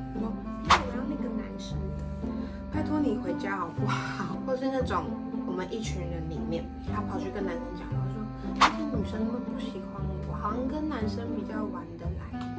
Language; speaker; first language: Chinese; native; Chinese